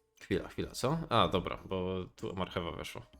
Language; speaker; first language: Polish; native; Polish